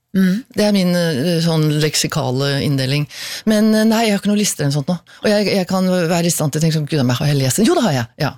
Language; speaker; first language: Norwegian; native; Norwegian